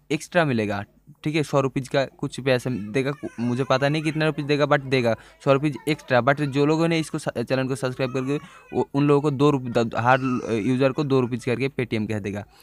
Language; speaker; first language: Hindi; non-native, local second language; Bangla